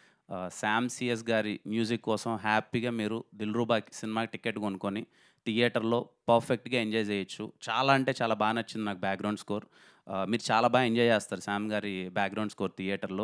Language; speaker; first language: Telugu; native; Telugu